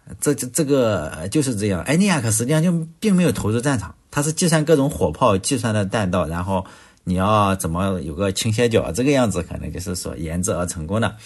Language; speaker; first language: Chinese; native; Chinese